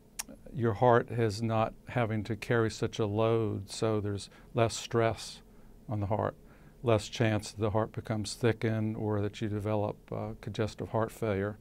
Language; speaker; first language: English; native; English